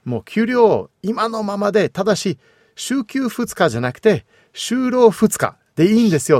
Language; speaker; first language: Japanese; non-native, fluent; English